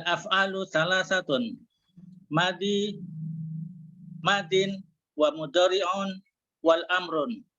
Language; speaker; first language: Arabic; non-native, learner; Indonesian